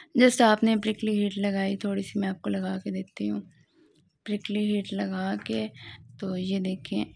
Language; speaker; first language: Urdu; non-native, local second language; Pashto